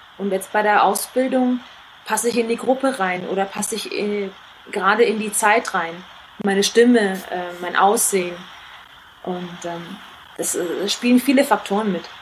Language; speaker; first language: German; early bilingual, other home language; Italian